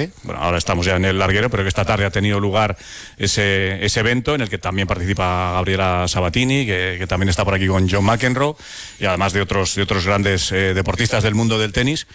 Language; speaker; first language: Spanish; native; Spanish